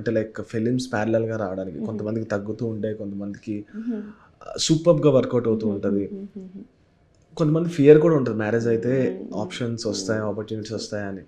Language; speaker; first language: Telugu; native; Telugu